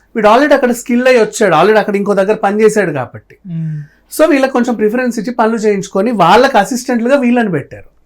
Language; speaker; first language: Telugu; native; Telugu